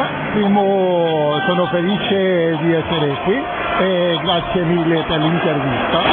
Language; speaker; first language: Italian; non-native, fluent; French